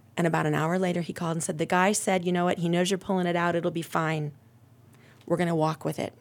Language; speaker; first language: English; native; English